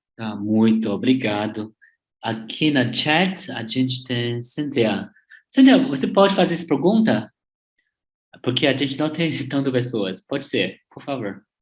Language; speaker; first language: Portuguese; non-native, learner; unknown